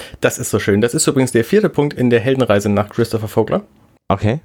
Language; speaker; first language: German; native; German